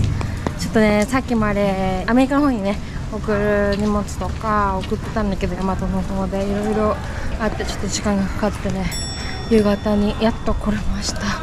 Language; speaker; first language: Japanese; native; Japanese